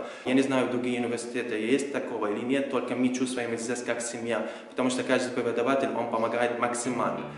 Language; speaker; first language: Ukrainian; non-native, fluent; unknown